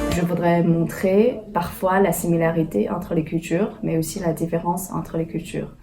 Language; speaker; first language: French; non-native, fluent; Chinese